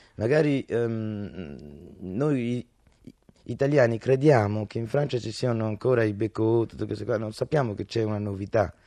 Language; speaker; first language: Italian; early bilingual, other home language; French